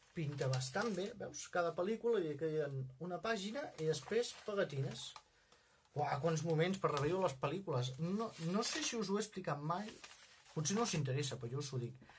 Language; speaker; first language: Catalan; non-native, local second language; Spanish